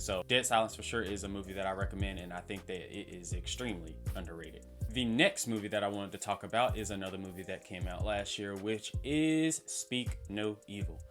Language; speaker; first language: English; native; English